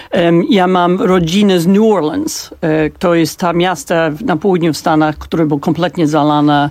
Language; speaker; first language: Polish; non-native, fluent; English